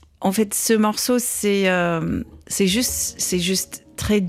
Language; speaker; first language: French; non-native, learner; English